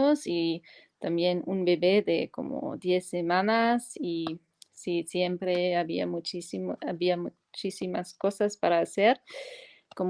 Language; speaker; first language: Spanish; non-native, fluent; German